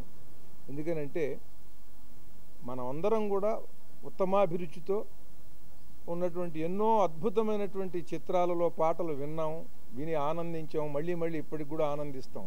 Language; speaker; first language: Telugu; native; Telugu